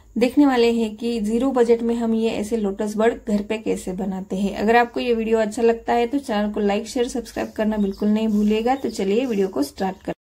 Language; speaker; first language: Hindi; non-native, local second language; Marathi